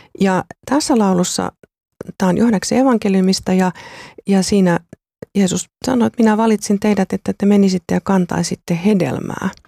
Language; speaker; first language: Finnish; native; Finnish